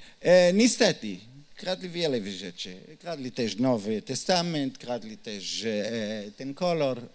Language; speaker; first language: Polish; non-native, learner; Hebrew